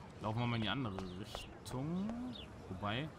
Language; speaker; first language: German; native; German